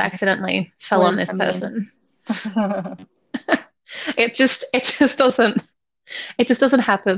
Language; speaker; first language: English; native; English